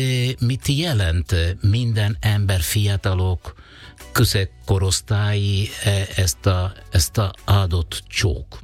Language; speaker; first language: Hungarian; non-native, learner; Italian